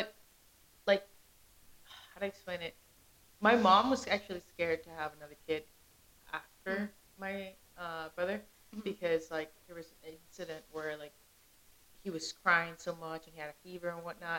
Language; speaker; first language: English; early bilingual, other home language; Spanish